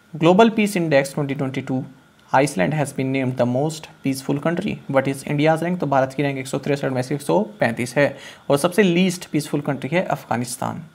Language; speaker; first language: Hindi; native; Hindi